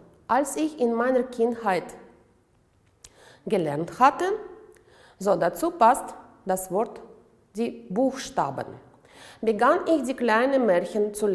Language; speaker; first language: German; non-native, fluent; Uzbek